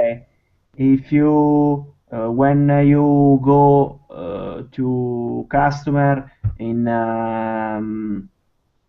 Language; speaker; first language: English; non-native, learner; Italian